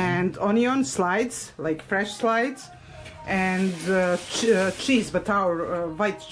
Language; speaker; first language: English; non-native, fluent; Serbian